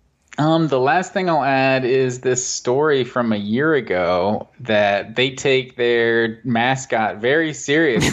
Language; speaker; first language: English; native; English